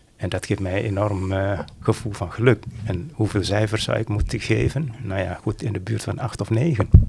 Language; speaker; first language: Dutch; non-native, fluent; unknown